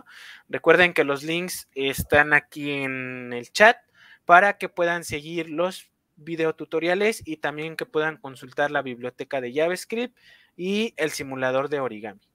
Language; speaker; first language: Spanish; native; Spanish